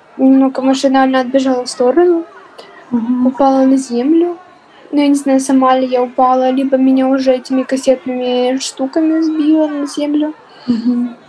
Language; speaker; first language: Russian; native; Russian